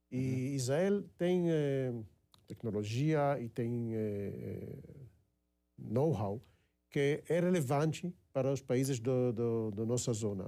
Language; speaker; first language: Portuguese; non-native, fluent; Hebrew